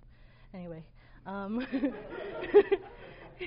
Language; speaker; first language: English; early bilingual, other home language; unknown